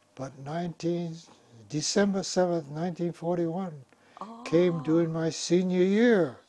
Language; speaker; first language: English; native; English